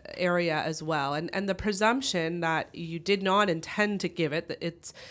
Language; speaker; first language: English; native; English